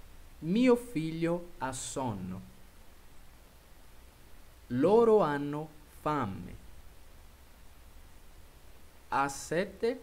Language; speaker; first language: Italian; non-native, fluent; Portuguese